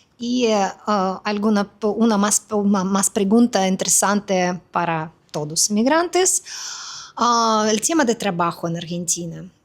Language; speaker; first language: Spanish; non-native, fluent; Russian